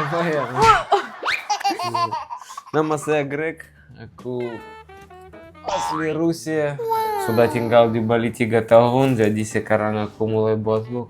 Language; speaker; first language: Indonesian; non-native, learner; Russian